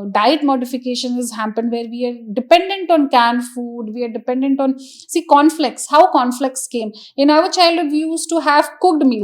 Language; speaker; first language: English; non-native, local second language; Hindi